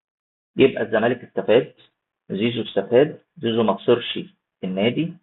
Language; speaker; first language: Arabic; native; Arabic